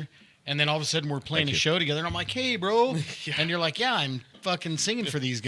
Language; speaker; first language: English; native; English